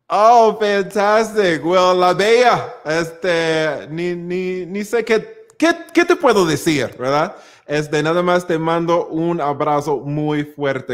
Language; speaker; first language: Spanish; non-native, fluent; English